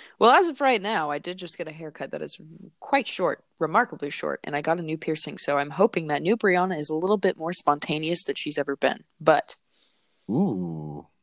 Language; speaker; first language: English; native; English